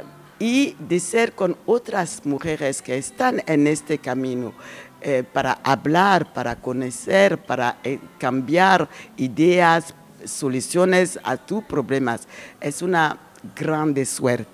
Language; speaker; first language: Spanish; non-native, learner; French